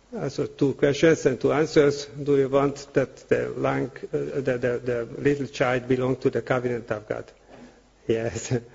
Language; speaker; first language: English; non-native, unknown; Hungarian